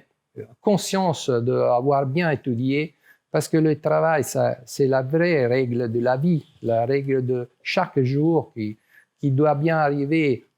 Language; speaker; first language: French; non-native, learner; Italian